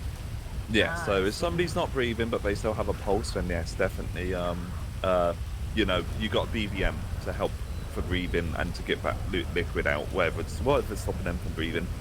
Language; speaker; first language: English; native; English